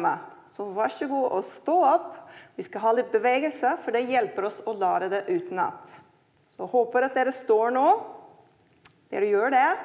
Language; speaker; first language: Norwegian; non-native, fluent; English